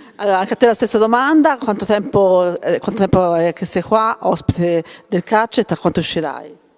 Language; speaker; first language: Italian; native; Italian